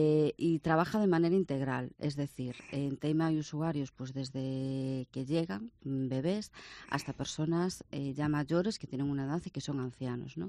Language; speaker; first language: Spanish; native; Spanish